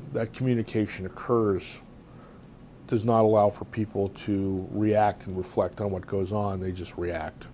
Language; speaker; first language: English; native; English